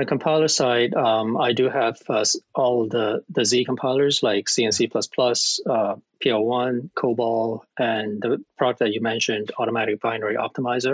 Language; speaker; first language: English; non-native, local second language; Cantonese